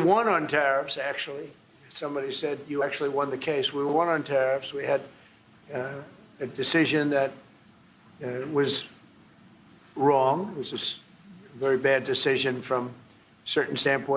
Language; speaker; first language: English; native; English